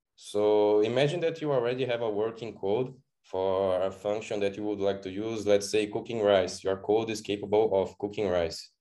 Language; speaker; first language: English; non-native, fluent; Portuguese